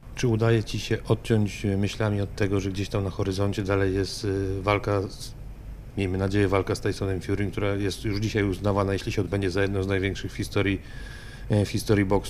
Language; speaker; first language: Polish; native; Polish